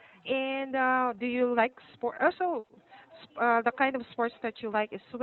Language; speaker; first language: English; non-native, fluent; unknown